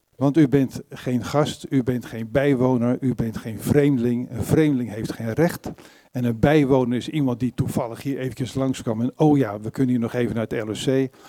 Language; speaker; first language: Dutch; native; Dutch